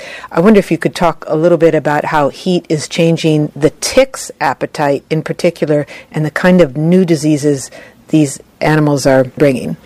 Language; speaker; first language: English; native; English